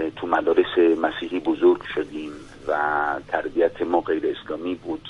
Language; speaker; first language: Persian; non-native, fluent; Spanish